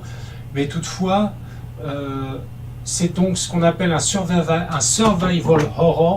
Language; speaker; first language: French; native; French